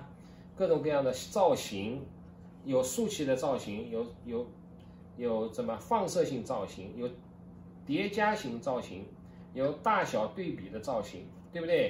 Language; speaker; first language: Chinese; native; Chinese